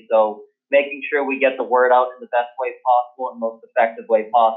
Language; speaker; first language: English; native; English